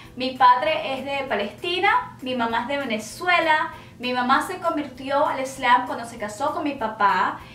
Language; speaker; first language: Spanish; early bilingual, heritage; Spanish